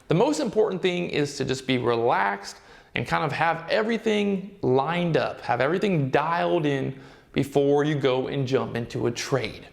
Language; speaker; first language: English; native; English